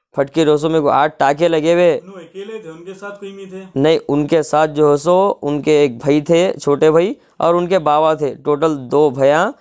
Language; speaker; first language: Hindi; non-native, local second language; Urdu